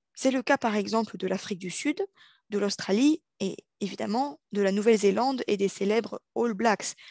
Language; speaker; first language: French; native; French